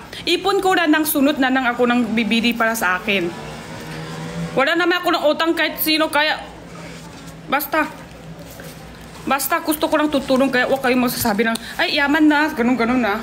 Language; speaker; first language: Filipino; non-native, learner; Chinese